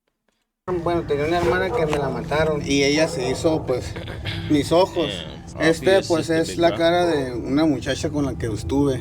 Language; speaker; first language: Spanish; native; Spanish